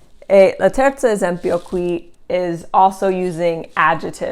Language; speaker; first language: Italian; non-native, fluent; English